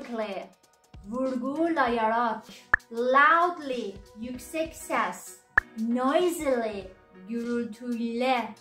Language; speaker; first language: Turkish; non-native, learner; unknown